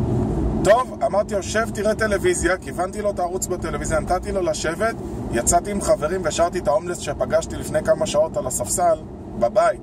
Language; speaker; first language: Hebrew; native; Hebrew